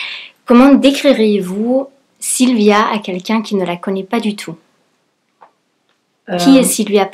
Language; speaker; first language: French; native; French